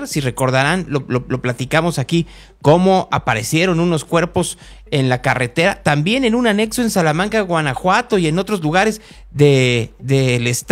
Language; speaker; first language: Spanish; native; Spanish